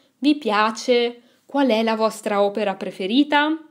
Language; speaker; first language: Italian; native; Italian